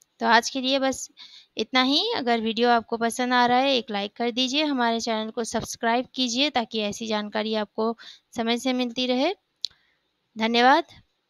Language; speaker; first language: Hindi; native; Hindi